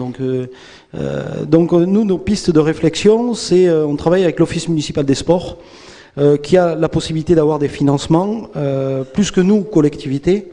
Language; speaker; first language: French; native; French